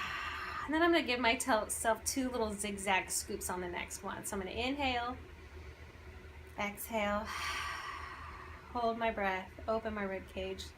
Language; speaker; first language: English; native; English